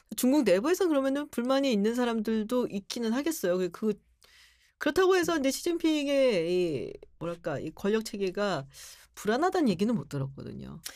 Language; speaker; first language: Korean; native; Korean